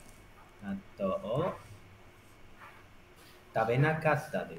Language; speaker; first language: Japanese; non-native, learner; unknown